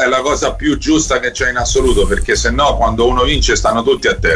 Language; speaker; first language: Italian; native; Italian